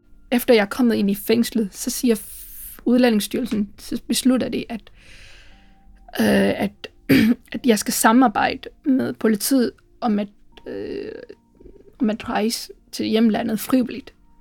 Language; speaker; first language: Danish; non-native, fluent; Tamil